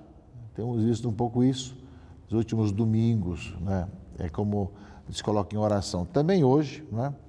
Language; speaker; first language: Portuguese; native; Portuguese